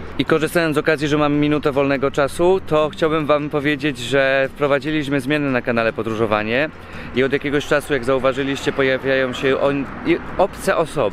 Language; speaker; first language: Polish; native; Polish